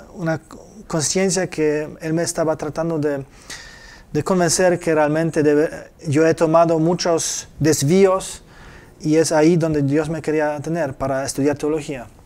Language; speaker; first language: Spanish; non-native, fluent; Polish